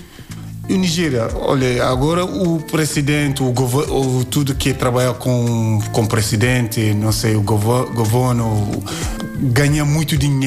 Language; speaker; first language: Portuguese; non-native, learner; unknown